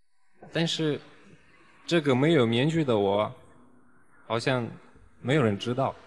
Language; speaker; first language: Chinese; non-native, fluent; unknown